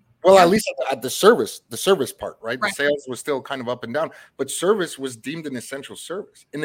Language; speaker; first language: English; early bilingual, other home language; French